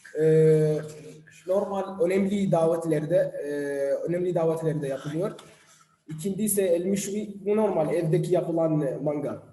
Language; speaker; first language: Turkish; non-native, learner; Arabic